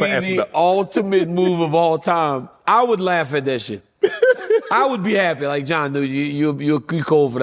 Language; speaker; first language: English; native; English